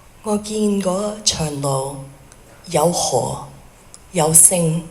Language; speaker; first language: Cantonese; early bilingual, heritage; Cantonese